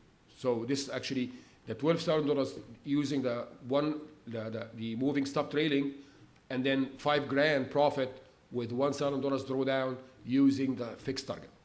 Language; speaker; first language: English; non-native, fluent; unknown